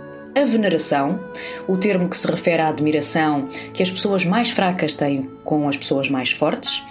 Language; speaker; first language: Portuguese; native; Portuguese